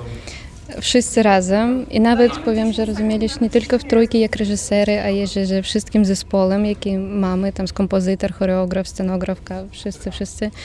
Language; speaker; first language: Polish; non-native, learner; Ukrainian